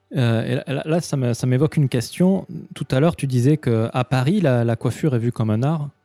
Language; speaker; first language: French; native; French